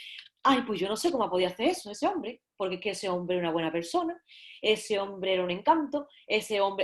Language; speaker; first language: Spanish; native; Spanish